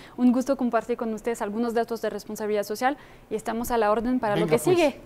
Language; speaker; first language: Spanish; non-native, fluent; French